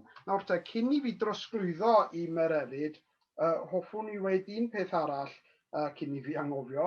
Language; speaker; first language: Welsh; native; Welsh